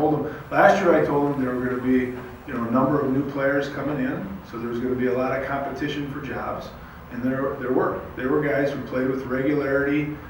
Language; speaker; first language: English; native; English